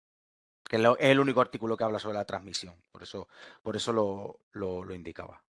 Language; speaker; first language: Spanish; native; Spanish